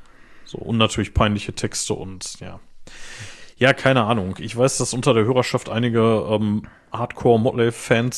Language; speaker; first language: German; native; German